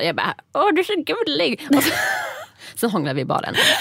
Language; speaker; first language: Swedish; native; Swedish